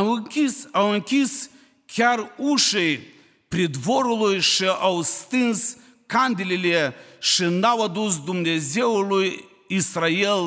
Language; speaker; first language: Romanian; non-native, local second language; Ukrainian